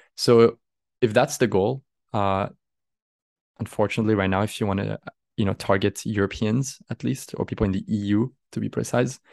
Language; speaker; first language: English; non-native, fluent; French